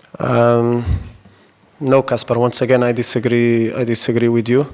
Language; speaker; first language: English; non-native, fluent; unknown